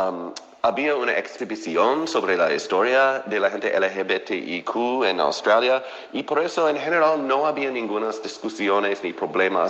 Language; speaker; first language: Spanish; non-native, fluent; English